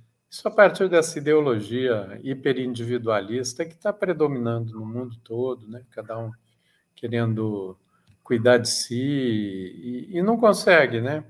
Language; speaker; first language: Portuguese; native; Portuguese